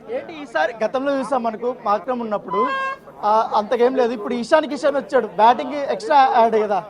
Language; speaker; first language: Telugu; native; Telugu